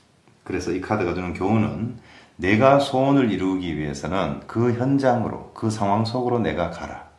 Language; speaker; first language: Korean; native; Korean